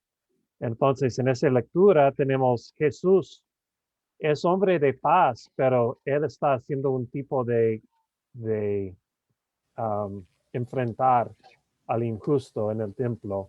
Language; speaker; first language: Spanish; non-native, fluent; English